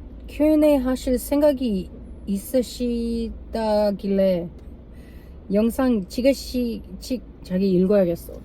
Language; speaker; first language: Korean; non-native, learner; English